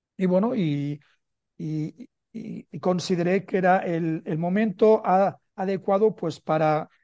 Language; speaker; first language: Spanish; native; Spanish